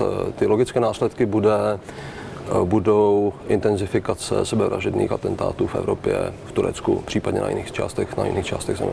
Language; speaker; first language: Czech; native; Czech